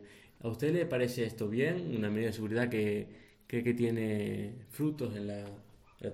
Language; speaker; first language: Spanish; native; Spanish